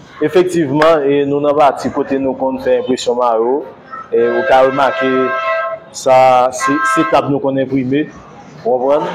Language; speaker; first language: Haitian Creole; native; Haitian Creole